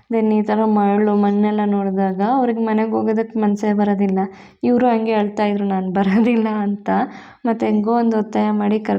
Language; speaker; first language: Kannada; non-native, local second language; Tulu